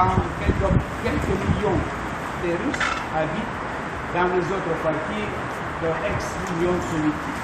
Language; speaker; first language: French; non-native, learner; Russian